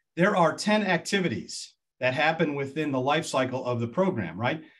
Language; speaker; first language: English; native; English